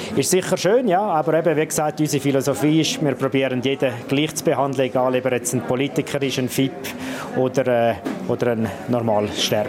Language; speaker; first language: German; native; German